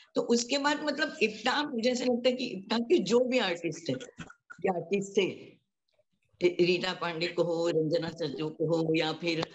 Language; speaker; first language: Hindi; non-native, local second language; Marathi